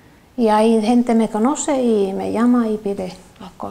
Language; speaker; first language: Spanish; non-native, learner; Finnish